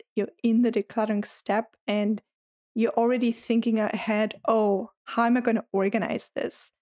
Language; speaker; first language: English; non-native, fluent; German